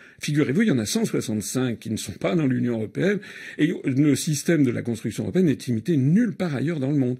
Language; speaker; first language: French; native; French